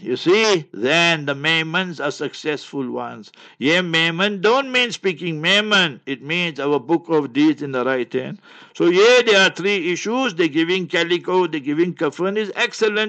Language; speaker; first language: English; native; English